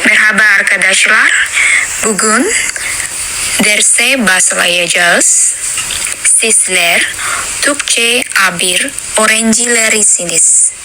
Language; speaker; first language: Turkish; non-native, learner; Indonesian